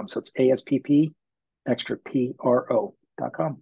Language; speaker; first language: English; native; English